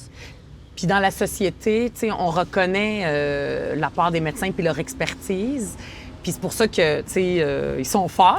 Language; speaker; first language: French; native; French